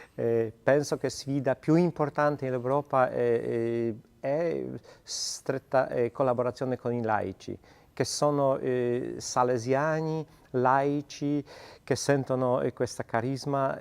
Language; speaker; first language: Italian; non-native, fluent; Polish